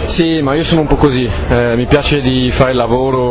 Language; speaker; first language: Italian; non-native, learner; French